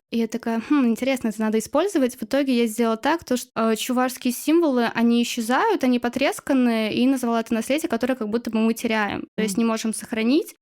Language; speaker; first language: Russian; native; Russian